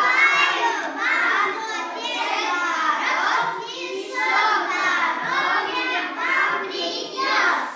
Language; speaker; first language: Russian; non-native, learner; Armenian